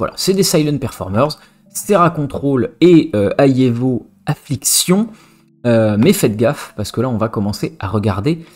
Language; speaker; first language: French; native; French